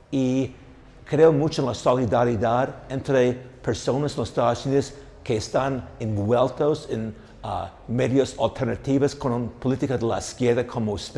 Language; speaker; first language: Spanish; non-native, fluent; English